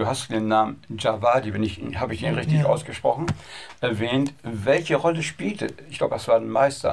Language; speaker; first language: German; native; German